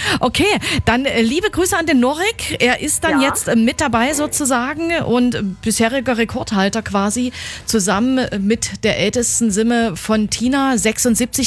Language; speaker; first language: German; native; German